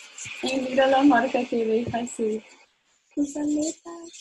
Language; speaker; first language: Spanish; non-native, fluent; English